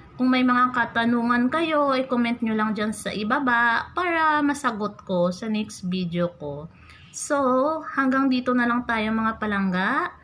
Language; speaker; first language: Filipino; non-native, local second language; Hiligaynon